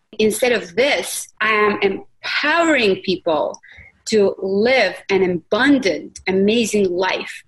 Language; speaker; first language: English; non-native, fluent; Russian